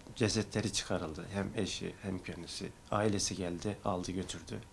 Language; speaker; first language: Turkish; native; Turkish